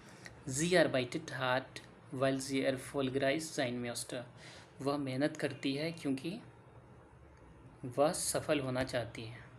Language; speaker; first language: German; non-native, learner; Hindi